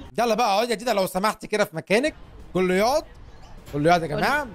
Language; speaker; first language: Arabic; native; Arabic